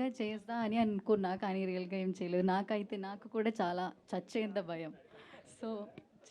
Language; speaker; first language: Telugu; non-native, learner; Malayalam